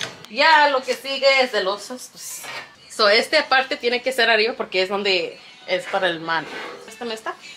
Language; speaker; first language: Spanish; early bilingual, heritage; Spanish